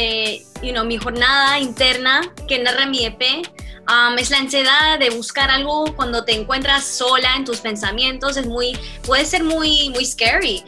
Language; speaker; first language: Spanish; early bilingual, heritage; Spanish